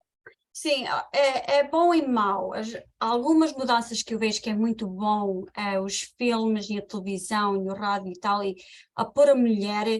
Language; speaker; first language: Portuguese; early bilingual, heritage; Portuguese